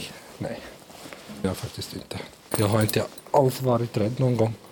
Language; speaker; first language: Swedish; early bilingual, other home language; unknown